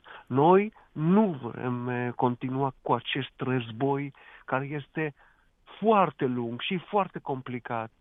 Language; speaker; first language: Romanian; non-native, fluent; Hebrew